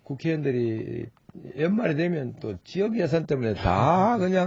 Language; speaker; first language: Korean; native; Korean